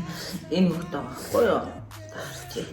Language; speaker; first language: Mongolian; native; Mongolian